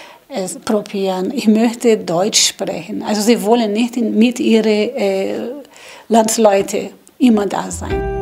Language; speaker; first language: German; non-native, learner; Portuguese